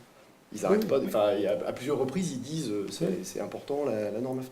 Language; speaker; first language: French; native; French